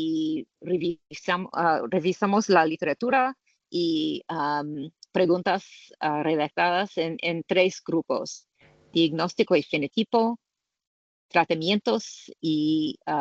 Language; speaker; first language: Spanish; non-native, learner; English